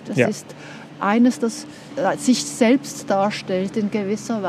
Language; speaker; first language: German; native; German